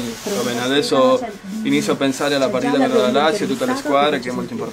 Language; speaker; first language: Italian; non-native, fluent; Spanish